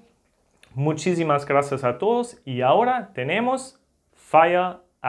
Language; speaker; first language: Spanish; non-native, fluent; German